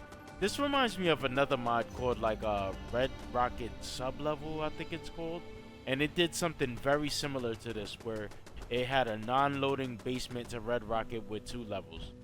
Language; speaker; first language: English; native; English